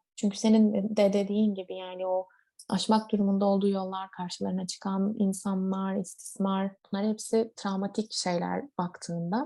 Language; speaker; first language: Turkish; native; Turkish